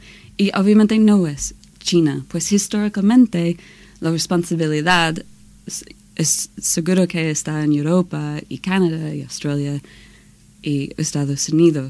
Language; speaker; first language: Spanish; non-native, learner; English